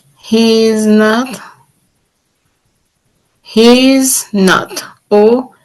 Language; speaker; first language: English; non-native, learner; Haitian Creole